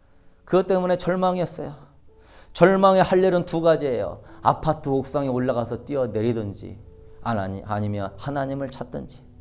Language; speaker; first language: Korean; native; Korean